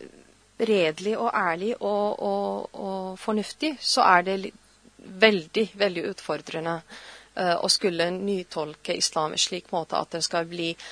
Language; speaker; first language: Norwegian; non-native, fluent; Arabic